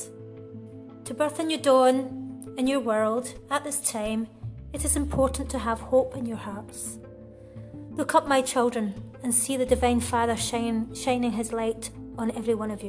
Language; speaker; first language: English; native; English